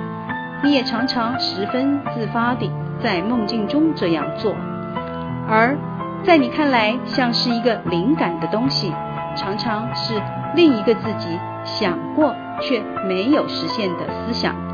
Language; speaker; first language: Chinese; native; Chinese